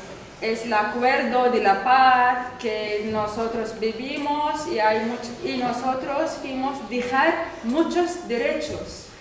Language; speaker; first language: Spanish; non-native, learner; Arabic